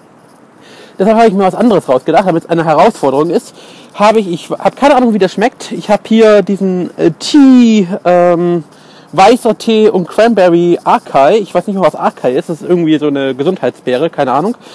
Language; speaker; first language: German; native; German